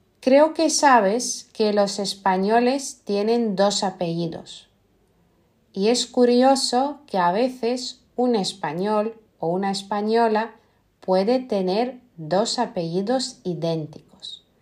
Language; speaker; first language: Spanish; non-native, fluent; Lithuanian